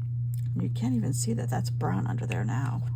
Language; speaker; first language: English; native; English